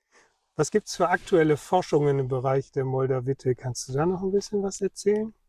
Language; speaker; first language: German; native; German